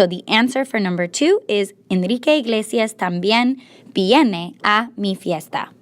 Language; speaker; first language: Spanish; non-native, fluent; English